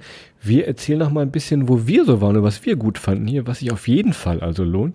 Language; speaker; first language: German; native; German